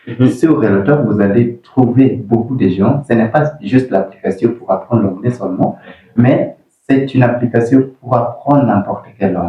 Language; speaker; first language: French; non-native, learner; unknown